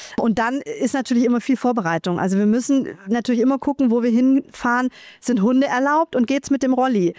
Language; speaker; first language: German; native; German